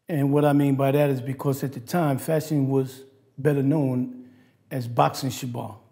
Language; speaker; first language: English; native; English